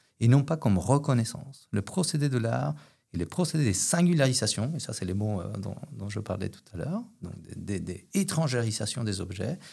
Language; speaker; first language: French; non-native, fluent; Spanish